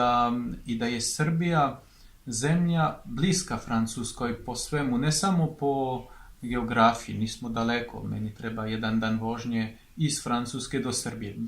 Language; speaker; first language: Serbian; non-native, fluent; French